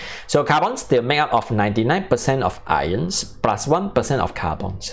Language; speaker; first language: English; non-native, local second language; Chinese